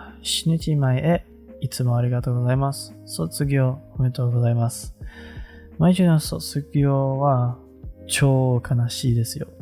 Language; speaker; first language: Japanese; non-native, learner; Malay